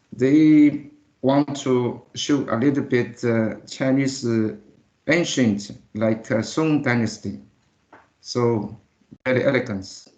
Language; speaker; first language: English; non-native, learner; Chinese